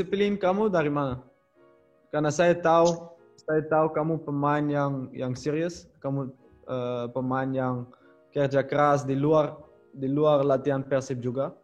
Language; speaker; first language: Indonesian; non-native, learner; Dutch